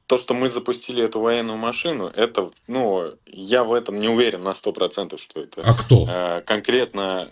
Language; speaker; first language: Russian; native; Russian